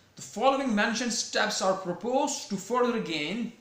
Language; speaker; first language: English; non-native, local second language; Urdu